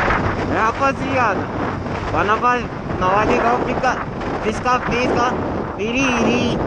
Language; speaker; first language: Portuguese; native; Portuguese